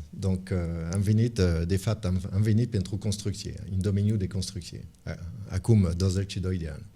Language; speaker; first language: Romanian; non-native, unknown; French